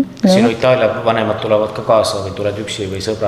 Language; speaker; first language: Estonian; native; Estonian